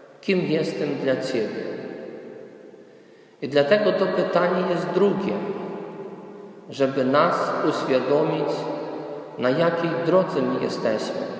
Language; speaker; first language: Polish; non-native, fluent; Ukrainian